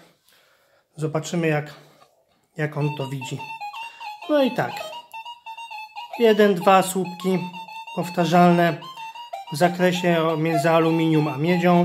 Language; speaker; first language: Polish; native; Polish